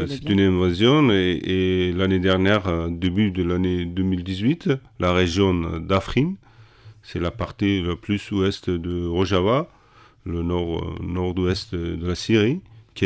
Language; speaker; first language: French; non-native, fluent; Kurdish